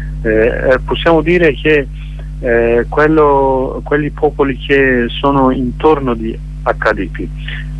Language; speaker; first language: Italian; non-native, learner; Kurdish